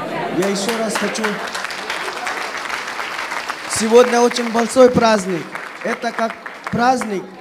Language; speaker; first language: Russian; non-native, learner; Hindi